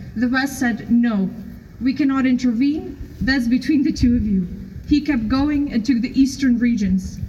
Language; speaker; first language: English; non-native, fluent; Ukrainian